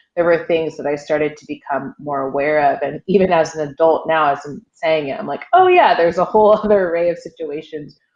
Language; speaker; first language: English; early bilingual, other home language; Haitian Creole